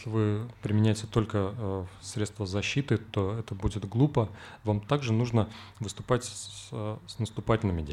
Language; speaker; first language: Russian; native; Russian